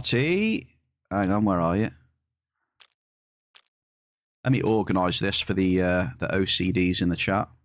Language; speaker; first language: English; native; English